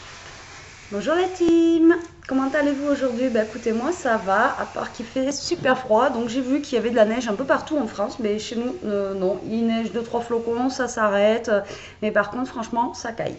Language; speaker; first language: French; native; French